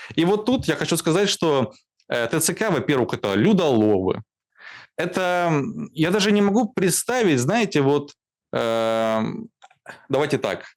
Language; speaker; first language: Russian; native; Russian